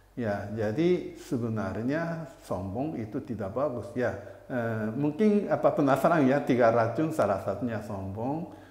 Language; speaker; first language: Indonesian; non-native, fluent; Japanese